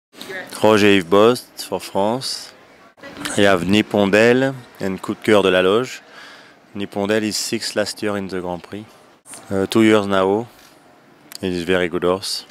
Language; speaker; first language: English; non-native, learner; French